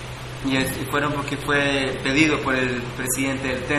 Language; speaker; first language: Spanish; native; Spanish